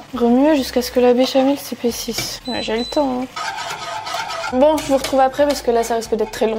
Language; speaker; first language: French; native; French